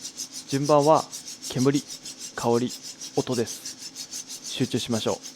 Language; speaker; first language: Japanese; native; Japanese